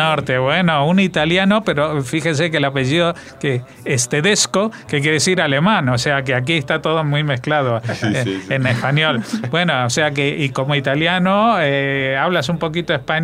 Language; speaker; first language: Spanish; native; Spanish